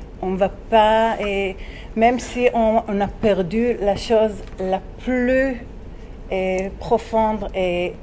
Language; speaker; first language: French; non-native, fluent; Hebrew